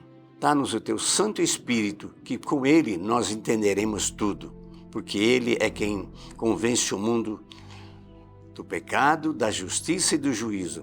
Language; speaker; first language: Portuguese; native; Portuguese